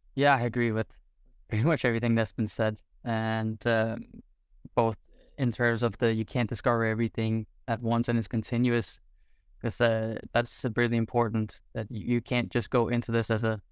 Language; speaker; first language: English; non-native, fluent; Portuguese